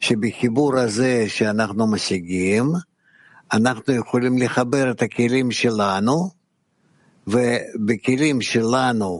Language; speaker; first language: Hebrew; non-native, fluent; Russian